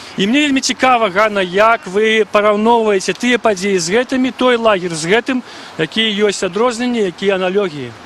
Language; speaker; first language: Belarusian; non-native, local second language; Russian